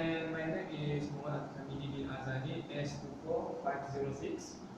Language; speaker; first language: English; non-native, learner; Malay